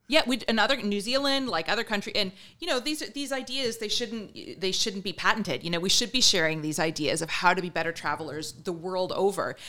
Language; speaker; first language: English; native; English